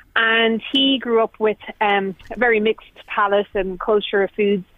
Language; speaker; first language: English; native; English